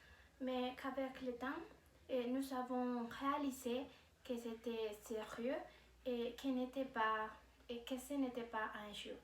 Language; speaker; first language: French; non-native, learner; Spanish